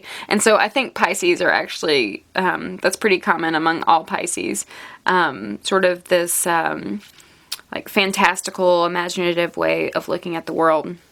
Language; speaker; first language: English; native; English